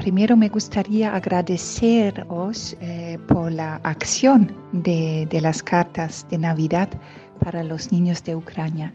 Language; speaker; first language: Spanish; non-native, fluent; Polish